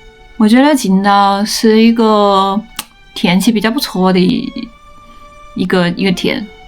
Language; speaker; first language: Chinese; non-native, local second language; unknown